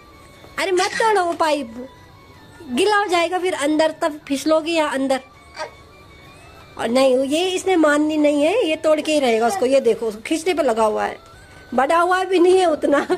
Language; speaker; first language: Hindi; native; Hindi